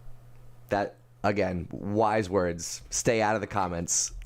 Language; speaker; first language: English; native; English